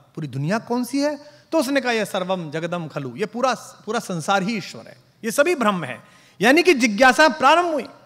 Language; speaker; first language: Hindi; native; Hindi